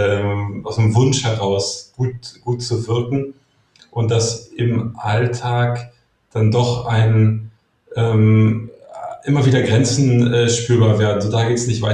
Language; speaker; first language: German; native; German